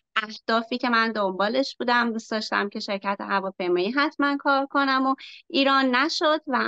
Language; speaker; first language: Persian; native; Persian